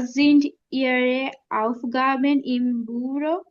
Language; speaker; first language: German; non-native, learner; Bangla